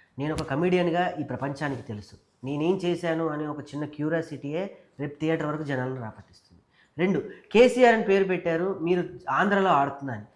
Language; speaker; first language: Telugu; native; Telugu